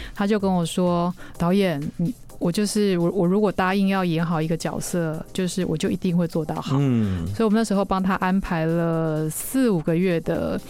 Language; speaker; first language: Chinese; native; Chinese